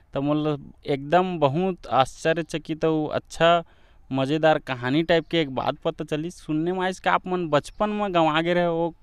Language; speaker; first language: Hindi; native; Hindi